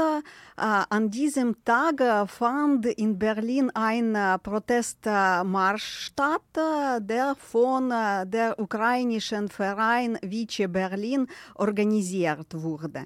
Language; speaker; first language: German; non-native, fluent; Ukrainian